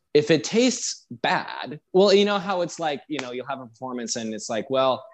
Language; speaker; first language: English; native; English